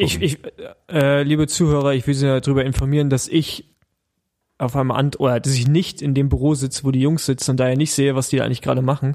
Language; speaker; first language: German; native; German